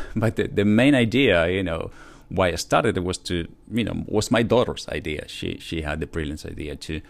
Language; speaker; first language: English; non-native, fluent; Spanish